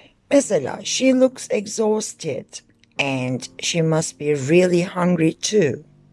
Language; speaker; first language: English; non-native, fluent; Turkish